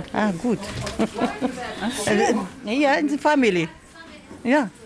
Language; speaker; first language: German; non-native, learner; Arabic